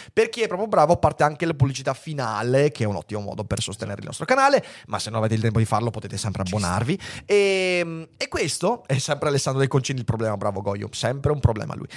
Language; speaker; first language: Italian; native; Italian